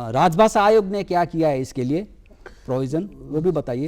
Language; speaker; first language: Hindi; non-native, local second language; Gujarati